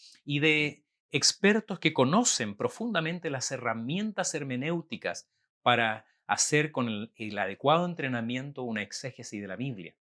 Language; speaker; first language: Spanish; native; Spanish